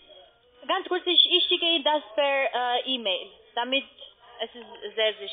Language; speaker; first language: German; non-native, learner; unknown